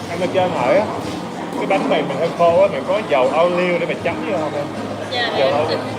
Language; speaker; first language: Vietnamese; early bilingual, heritage; Vietnamese